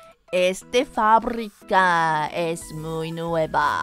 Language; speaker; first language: Spanish; non-native, learner; Japanese